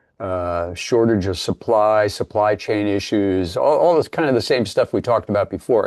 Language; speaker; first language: English; native; English